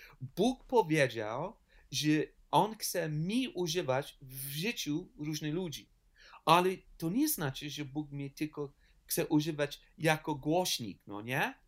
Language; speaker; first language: Polish; non-native, learner; English